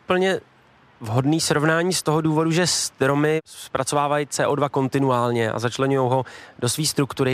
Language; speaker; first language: Czech; native; Czech